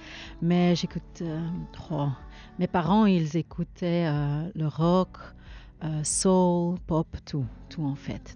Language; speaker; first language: French; non-native, learner; Dutch